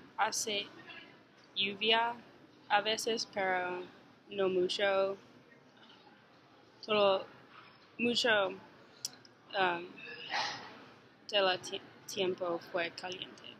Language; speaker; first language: Spanish; non-native, learner; English